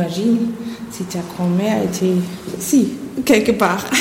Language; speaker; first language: French; non-native, fluent; German